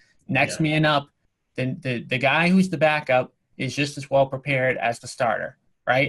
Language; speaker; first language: English; native; English